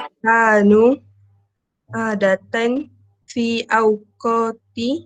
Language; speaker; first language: Arabic; non-native, learner; Malay